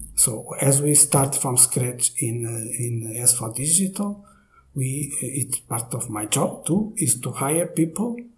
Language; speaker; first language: English; non-native, fluent; Portuguese